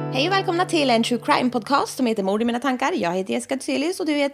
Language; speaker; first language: Swedish; native; Swedish